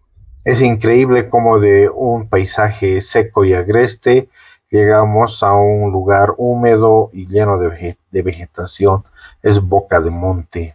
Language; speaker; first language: Spanish; native; Spanish